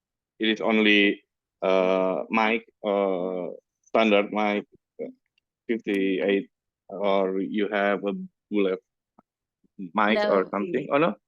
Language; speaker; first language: English; non-native, learner; Indonesian